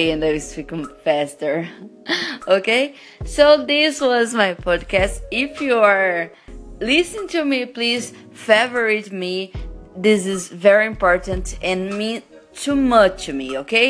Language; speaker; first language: English; non-native, learner; Portuguese